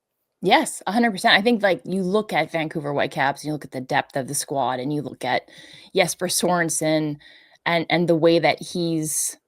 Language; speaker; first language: English; native; English